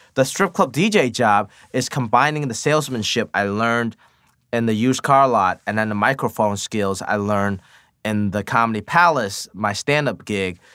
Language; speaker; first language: English; early bilingual, other home language; Cantonese